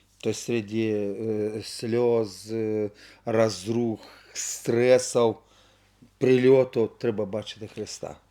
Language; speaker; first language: Ukrainian; non-native, local second language; Russian